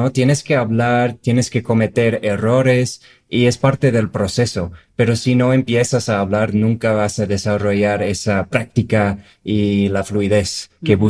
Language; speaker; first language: Spanish; non-native, fluent; English